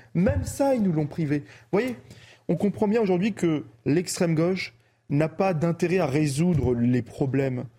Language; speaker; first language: French; early bilingual, other home language; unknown